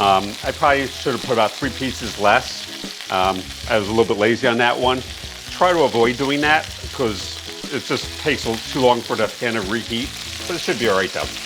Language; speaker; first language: English; native; English